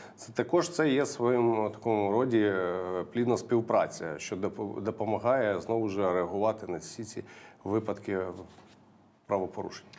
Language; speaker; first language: Ukrainian; native; Ukrainian